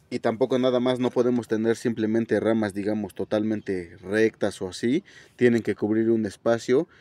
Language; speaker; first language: Spanish; native; Spanish